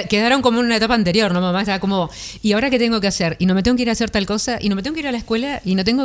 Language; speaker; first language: Spanish; native; Spanish